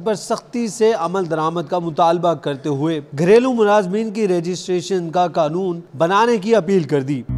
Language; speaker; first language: Urdu; native; Urdu